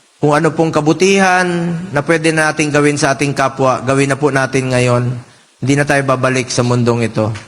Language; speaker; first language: Filipino; non-native, local second language; Cebuano